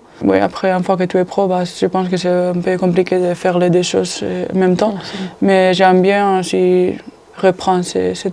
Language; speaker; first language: French; non-native, fluent; Spanish